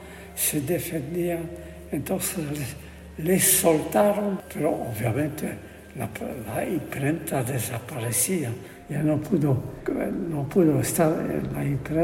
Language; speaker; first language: Spanish; non-native, fluent; Polish